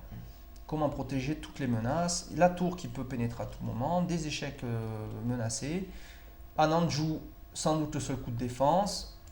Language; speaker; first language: French; native; French